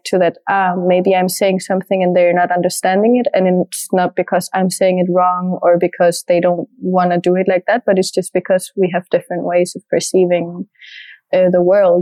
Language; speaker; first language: English; non-native, fluent; French